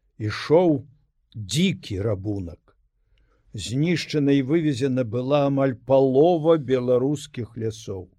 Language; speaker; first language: Belarusian; native; Belarusian